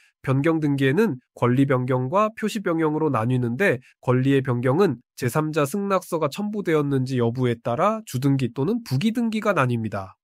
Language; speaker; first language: Korean; native; Korean